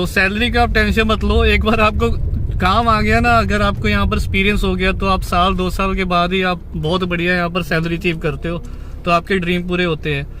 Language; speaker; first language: Hindi; non-native, local second language; Punjabi